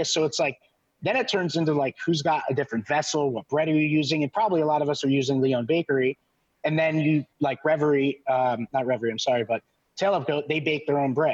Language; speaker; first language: English; native; English